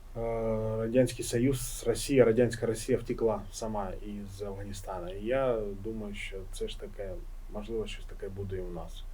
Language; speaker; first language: Ukrainian; non-native, local second language; Russian